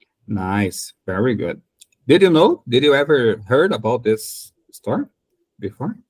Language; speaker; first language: English; non-native, learner; Portuguese